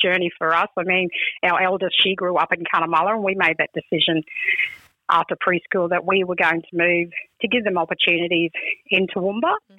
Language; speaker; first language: English; native; English